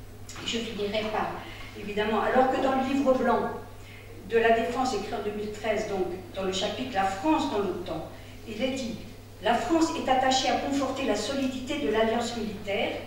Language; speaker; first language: French; native; French